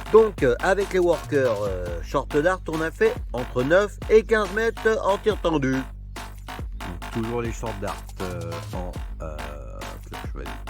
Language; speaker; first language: French; native; French